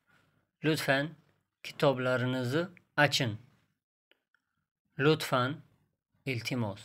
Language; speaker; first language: Turkish; non-native, fluent; Persian